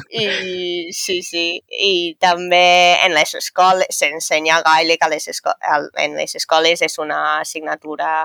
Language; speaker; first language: Catalan; non-native, fluent; English